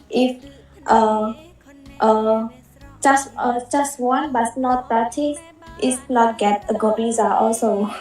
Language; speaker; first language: English; non-native, learner; Khmer